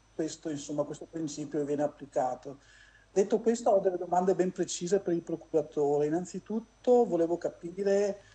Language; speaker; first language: Italian; native; Italian